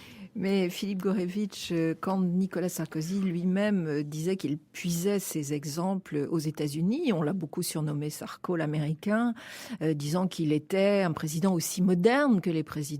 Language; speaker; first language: French; native; French